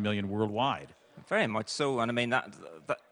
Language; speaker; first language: English; native; English